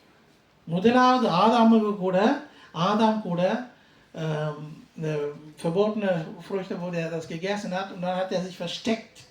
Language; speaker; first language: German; non-native, fluent; Tamil